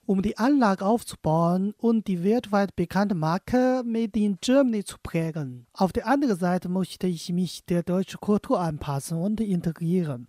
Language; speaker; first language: German; non-native, fluent; Chinese